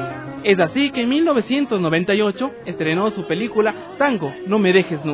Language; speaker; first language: Spanish; native; Spanish